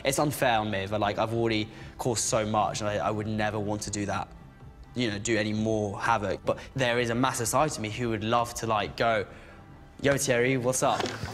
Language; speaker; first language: English; native; English